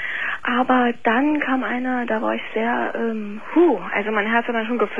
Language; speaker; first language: German; native; German